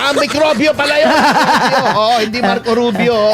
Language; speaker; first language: Filipino; native; Filipino